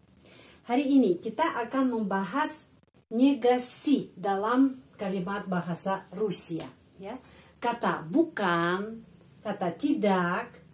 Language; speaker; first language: Indonesian; non-native, fluent; Russian